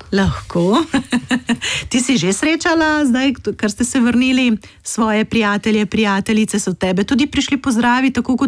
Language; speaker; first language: Slovenian; native; Slovenian